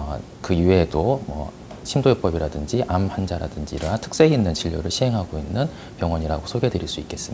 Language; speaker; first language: Korean; native; Korean